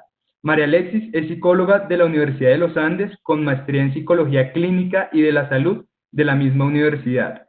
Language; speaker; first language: Spanish; native; Spanish